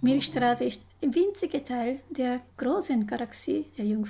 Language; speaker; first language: German; non-native, learner; Japanese